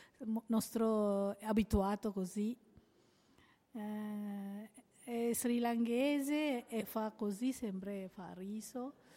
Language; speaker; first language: Italian; non-native, learner; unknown